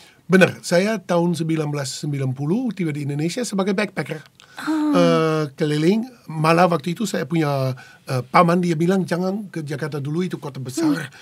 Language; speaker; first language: Indonesian; non-native, fluent; Dutch